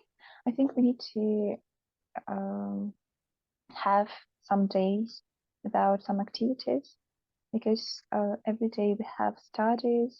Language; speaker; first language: English; non-native, learner; Russian